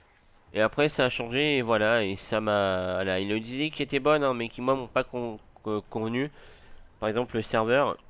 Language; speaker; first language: French; native; French